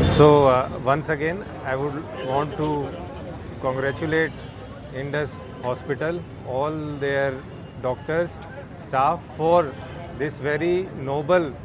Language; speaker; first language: English; non-native, local second language; Hindi